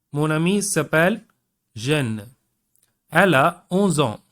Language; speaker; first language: French; non-native, learner; Tamil